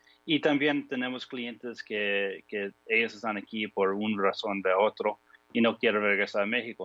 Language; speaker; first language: Spanish; non-native, fluent; English